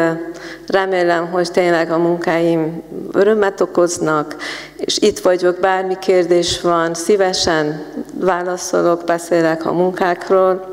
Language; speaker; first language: Hungarian; non-native, fluent; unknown